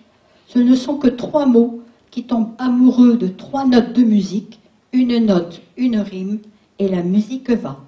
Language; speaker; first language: French; native; French